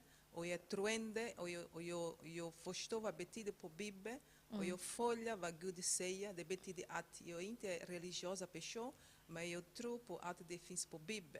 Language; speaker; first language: Swedish; non-native, fluent; Portuguese